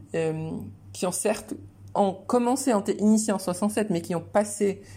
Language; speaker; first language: French; non-native, local second language; Arabic